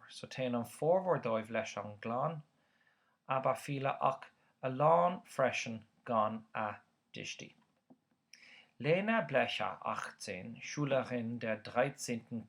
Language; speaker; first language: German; non-native, fluent; Irish